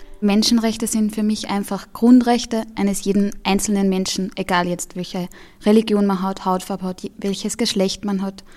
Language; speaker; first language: German; native; German